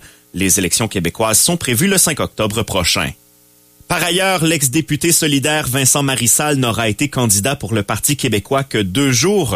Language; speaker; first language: French; native; French